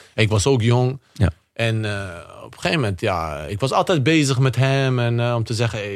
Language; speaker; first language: Dutch; early bilingual, other home language; Bosnian